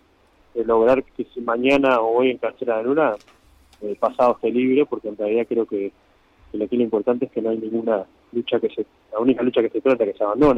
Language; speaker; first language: Spanish; native; Spanish